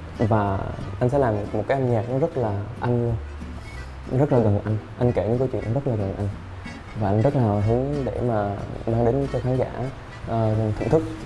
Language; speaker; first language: Vietnamese; early bilingual, heritage; Vietnamese